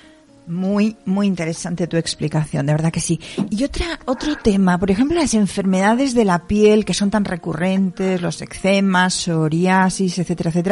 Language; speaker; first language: Spanish; native; Spanish